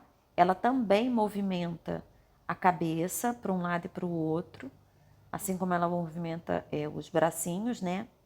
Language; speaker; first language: Portuguese; native; Portuguese